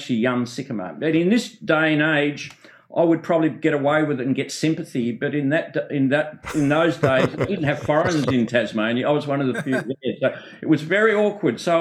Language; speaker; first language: English; native; English